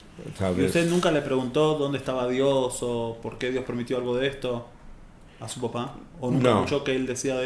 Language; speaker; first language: Spanish; native; Spanish